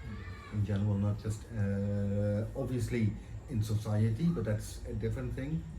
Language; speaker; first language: English; non-native, fluent; Dutch